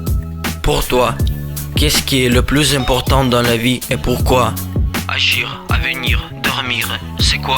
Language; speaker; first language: French; non-native, fluent; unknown